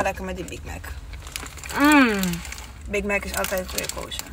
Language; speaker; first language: Dutch; non-native, learner; Italian